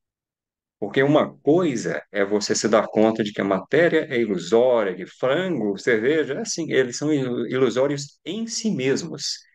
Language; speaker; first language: Portuguese; native; Portuguese